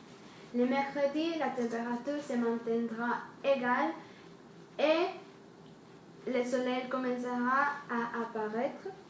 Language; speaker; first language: French; non-native, learner; Spanish